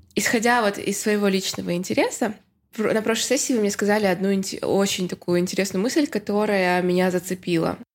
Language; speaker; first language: Russian; native; Russian